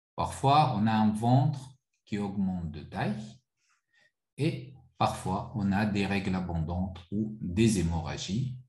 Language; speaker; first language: French; non-native, local second language; Arabic